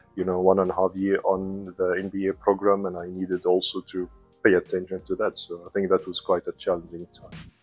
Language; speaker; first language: English; non-native, fluent; Arabic